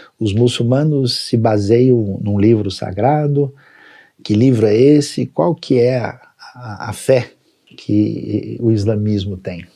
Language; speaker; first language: Portuguese; native; Portuguese